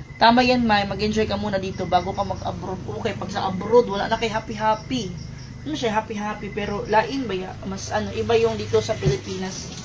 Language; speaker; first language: Filipino; non-native, local second language; Cebuano